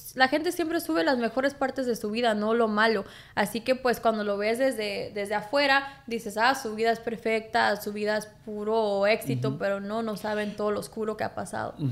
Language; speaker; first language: Spanish; early bilingual, heritage; Spanish